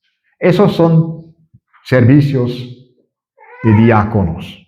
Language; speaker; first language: Spanish; non-native, fluent; German